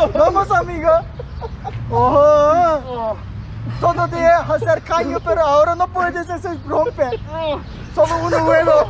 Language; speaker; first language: Spanish; non-native, learner; Turkish